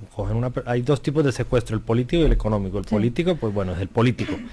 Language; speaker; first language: Spanish; native; Spanish